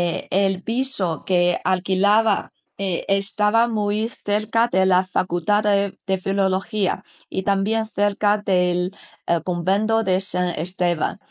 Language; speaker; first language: Spanish; non-native, fluent; Chinese